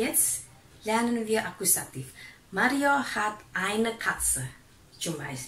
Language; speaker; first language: German; non-native, fluent; Indonesian